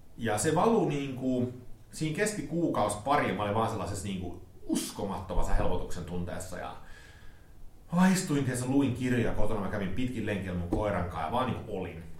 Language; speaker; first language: Finnish; early bilingual, heritage; Finnish